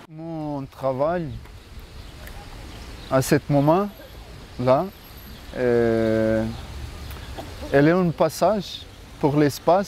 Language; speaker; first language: French; non-native, fluent; Portuguese